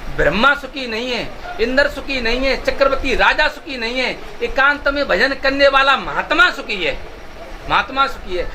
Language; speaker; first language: Hindi; native; Hindi